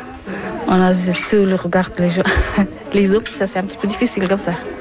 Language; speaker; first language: French; non-native, learner; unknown